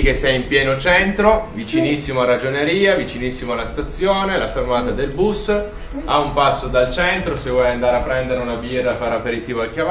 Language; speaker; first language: Italian; native; Italian